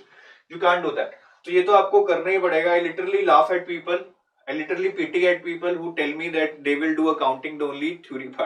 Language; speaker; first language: English; non-native, local second language; Hindi